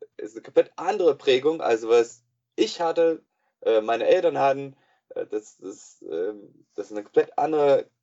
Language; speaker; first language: German; non-native, fluent; English